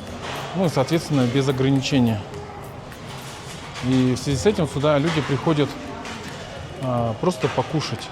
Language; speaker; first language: Russian; native; Russian